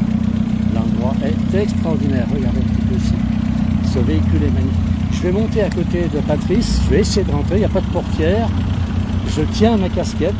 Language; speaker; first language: French; native; French